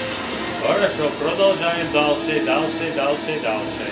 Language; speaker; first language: Russian; non-native, learner; English